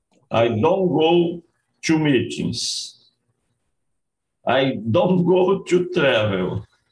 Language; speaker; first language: English; non-native, learner; Portuguese